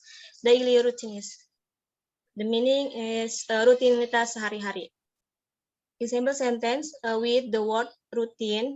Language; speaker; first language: English; non-native, learner; Indonesian